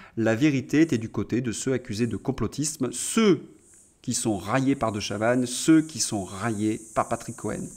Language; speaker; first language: French; native; French